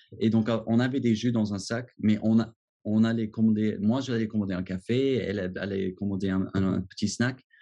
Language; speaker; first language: French; non-native, fluent; English